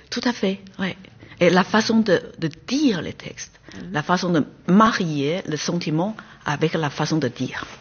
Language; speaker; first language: French; non-native, fluent; Chinese